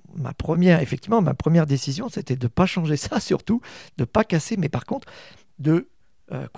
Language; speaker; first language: French; native; French